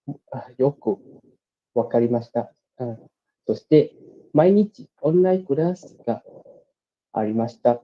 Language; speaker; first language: Japanese; non-native, learner; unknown